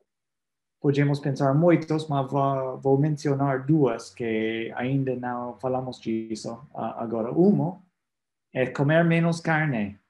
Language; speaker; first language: Portuguese; non-native, fluent; English